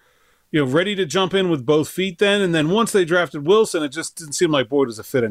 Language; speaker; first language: English; native; English